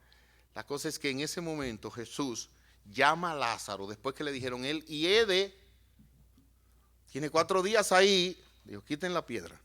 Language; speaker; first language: Spanish; native; Spanish